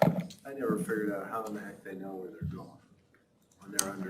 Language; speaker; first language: English; native; English